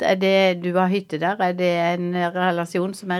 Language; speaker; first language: Norwegian; native; Norwegian